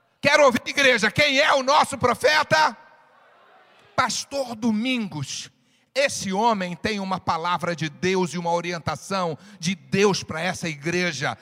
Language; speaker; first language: Portuguese; native; Portuguese